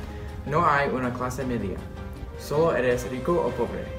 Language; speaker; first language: Spanish; non-native, learner; English